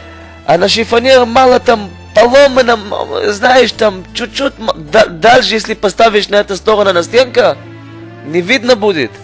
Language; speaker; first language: Russian; non-native, learner; Hebrew